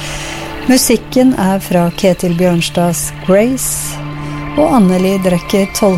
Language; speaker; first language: Norwegian; native; Norwegian